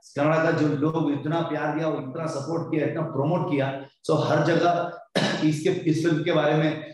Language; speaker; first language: Hindi; non-native, local second language; Kannada